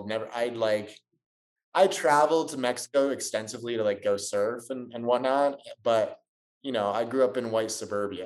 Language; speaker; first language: English; native; English